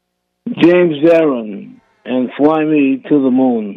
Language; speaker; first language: English; native; English